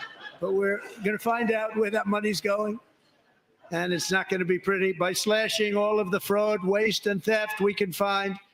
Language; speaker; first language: English; native; English